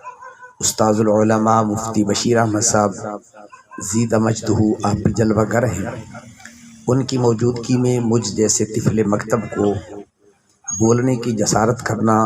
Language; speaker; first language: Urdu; non-native, local second language; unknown